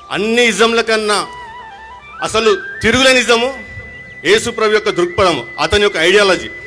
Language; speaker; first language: Telugu; non-native, local second language; Urdu